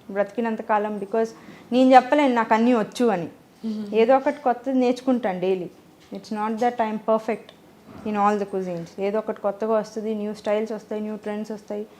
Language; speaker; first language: Telugu; native; Telugu